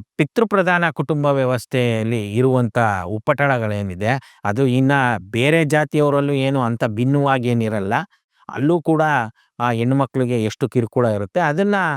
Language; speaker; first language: Kannada; native; Kannada